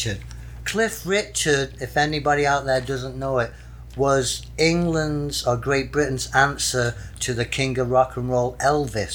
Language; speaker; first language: English; native; English